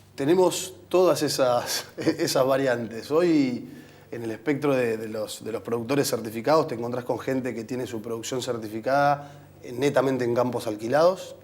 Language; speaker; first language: Spanish; native; Spanish